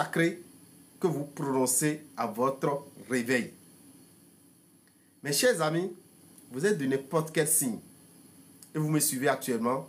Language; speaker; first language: French; non-native, local second language; Fon